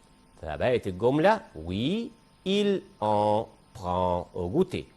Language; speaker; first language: French; non-native, fluent; Arabic